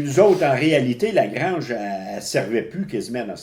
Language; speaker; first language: French; native; French